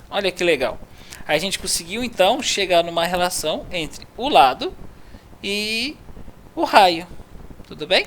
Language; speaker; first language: Portuguese; native; Portuguese